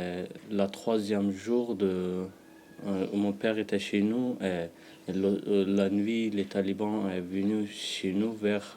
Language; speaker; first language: French; non-native, learner; Pashto